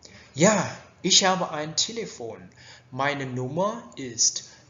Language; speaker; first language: German; non-native, fluent; Vietnamese